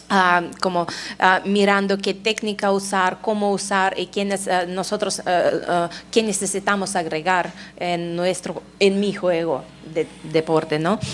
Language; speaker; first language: Spanish; non-native, fluent; Russian